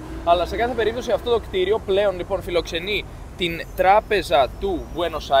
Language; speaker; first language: Greek; native; Greek